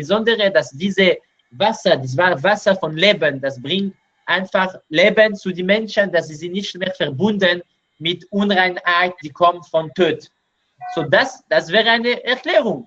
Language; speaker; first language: German; non-native, learner; Hebrew